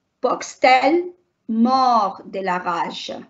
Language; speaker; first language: French; non-native, learner; Arabic